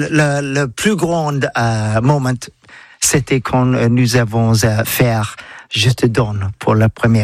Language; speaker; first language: French; non-native, learner; English